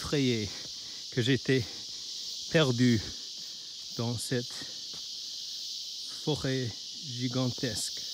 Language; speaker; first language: French; non-native, learner; Chinese